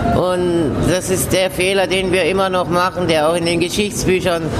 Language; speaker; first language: German; native; German